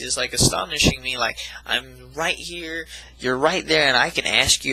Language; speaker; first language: English; native; English